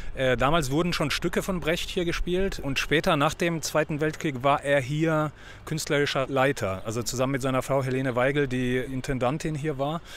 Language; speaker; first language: German; early bilingual, other home language; Polish